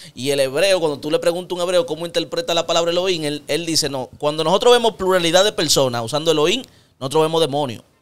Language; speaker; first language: Spanish; native; Spanish